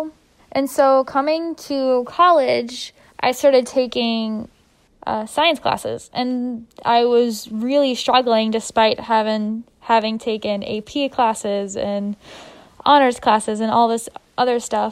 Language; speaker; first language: English; native; English